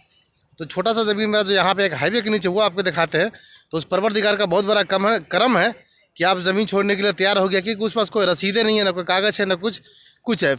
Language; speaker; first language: Hindi; native; Hindi